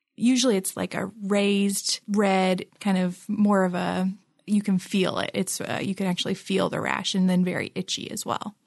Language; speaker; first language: English; non-native, local second language; Filipino